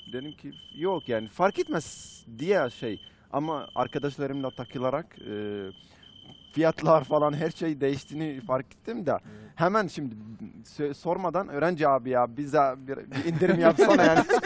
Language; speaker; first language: Turkish; non-native, fluent; Arabic